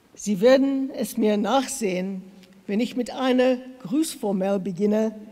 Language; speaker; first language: German; non-native, learner; English